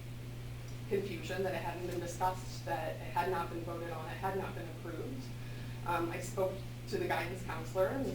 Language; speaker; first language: English; native; English